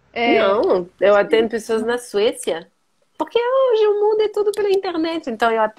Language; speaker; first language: Portuguese; non-native, fluent; French